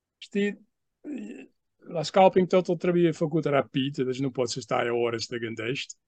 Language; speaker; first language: Romanian; non-native, fluent; Dutch